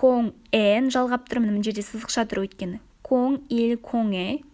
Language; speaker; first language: Kazakh; non-native, learner; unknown